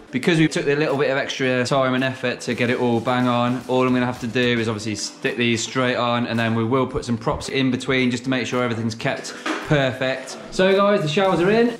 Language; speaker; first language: English; native; English